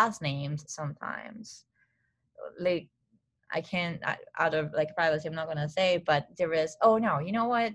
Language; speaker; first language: English; non-native, fluent; Italian